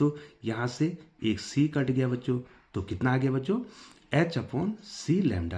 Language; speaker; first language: Hindi; native; Hindi